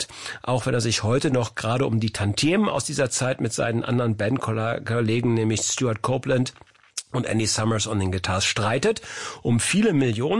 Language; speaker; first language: German; native; German